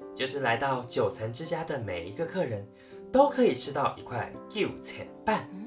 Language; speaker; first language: Chinese; native; Chinese